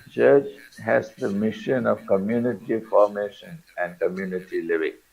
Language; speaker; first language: English; non-native, local second language; Malayalam